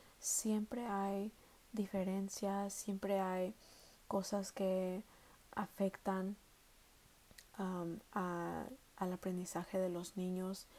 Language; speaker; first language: Spanish; early bilingual, heritage; Spanish